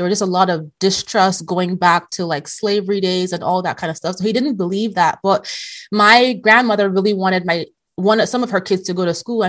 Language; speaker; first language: English; non-native, local second language; Yoruba